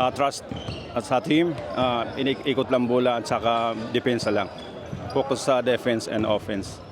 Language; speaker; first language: Filipino; non-native, local second language; Waray